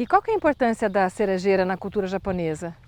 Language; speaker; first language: Portuguese; native; Portuguese